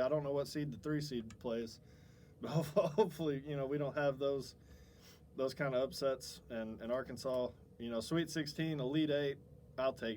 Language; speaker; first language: English; native; English